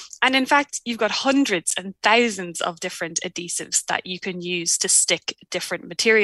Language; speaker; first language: English; native; English